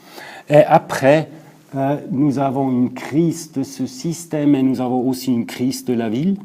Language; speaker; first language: French; non-native, local second language; German